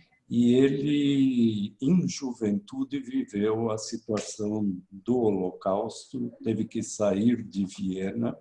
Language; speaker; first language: Portuguese; early bilingual, other home language; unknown